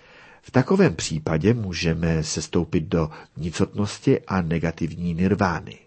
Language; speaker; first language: Czech; native; Czech